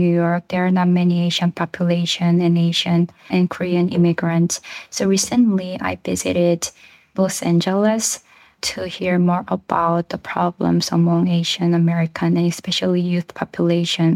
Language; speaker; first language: English; non-native, fluent; Korean